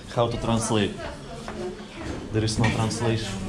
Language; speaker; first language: English; non-native, fluent; Russian